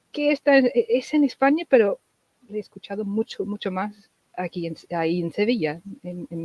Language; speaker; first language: Spanish; non-native, fluent; English